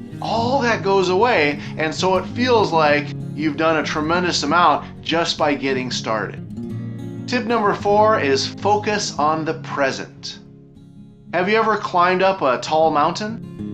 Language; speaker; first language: English; native; English